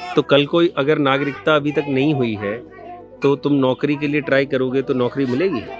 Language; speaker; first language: Hindi; native; Hindi